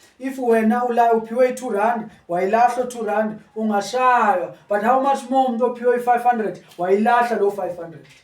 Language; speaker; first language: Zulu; non-native, local second language; Xhosa